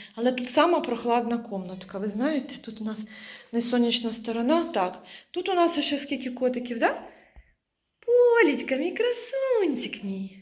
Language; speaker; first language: Ukrainian; native; Ukrainian